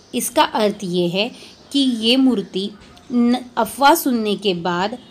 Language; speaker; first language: Hindi; non-native, local second language; Marathi